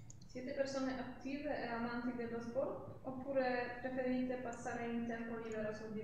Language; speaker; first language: Italian; non-native, learner; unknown